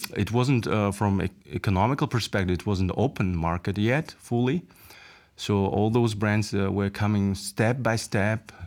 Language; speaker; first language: English; non-native, fluent; Mongolian